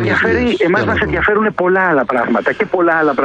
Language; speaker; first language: Greek; native; Greek